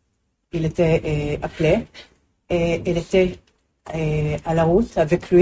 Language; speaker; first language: French; non-native, learner; Hebrew